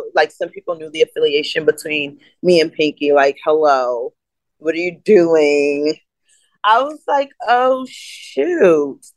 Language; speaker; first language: English; native; English